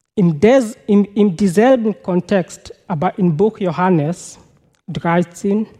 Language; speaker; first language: German; non-native, fluent; Swahili